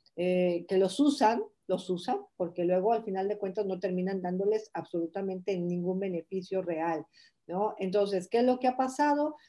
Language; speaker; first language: Spanish; native; Spanish